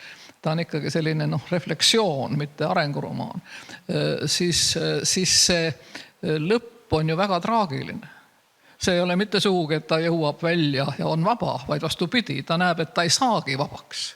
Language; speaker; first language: Estonian; native; Estonian